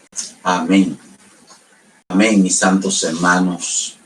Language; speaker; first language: Spanish; native; Spanish